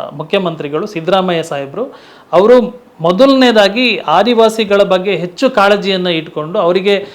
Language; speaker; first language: Kannada; non-native, local second language; Tulu